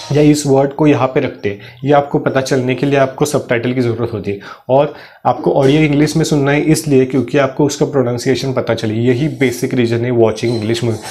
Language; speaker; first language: Hindi; non-native, local second language; Marathi